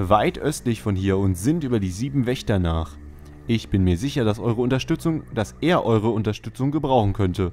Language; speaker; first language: German; native; German